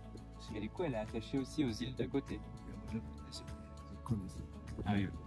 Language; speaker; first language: French; native; French